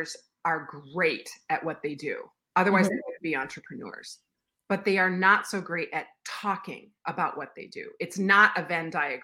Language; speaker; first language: English; native; English